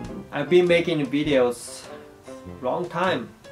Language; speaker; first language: English; non-native, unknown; Japanese